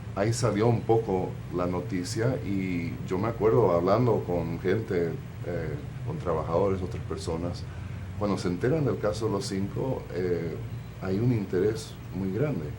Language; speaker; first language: Spanish; early bilingual, heritage; Spanish